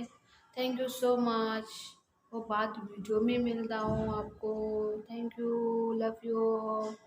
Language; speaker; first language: Hindi; non-native, learner; Tibetan